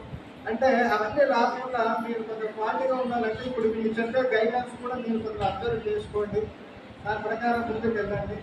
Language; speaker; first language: Telugu; native; Telugu